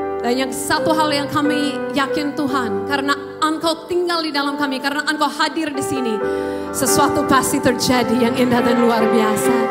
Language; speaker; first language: Indonesian; non-native, fluent; English